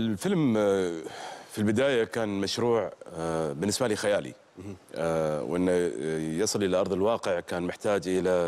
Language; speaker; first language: Arabic; native; Arabic